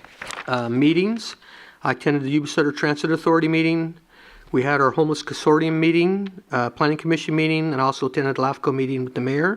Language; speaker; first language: English; native; English